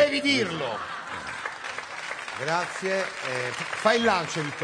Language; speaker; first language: Italian; native; Italian